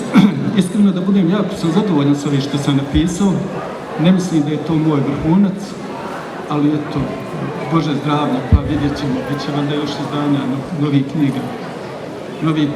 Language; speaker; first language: Bosnian; native; Bosnian